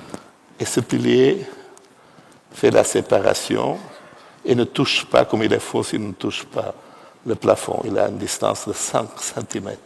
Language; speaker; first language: French; non-native, fluent; Portuguese